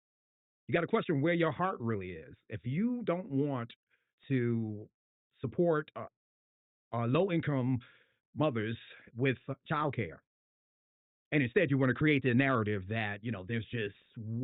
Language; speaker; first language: English; native; English